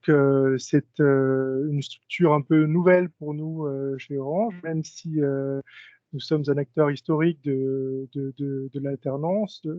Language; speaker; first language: French; native; French